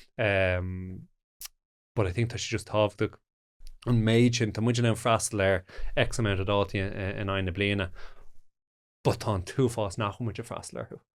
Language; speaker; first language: Irish; non-native, local second language; English